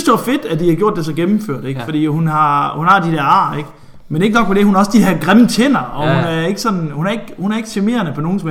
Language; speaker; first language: Danish; native; Danish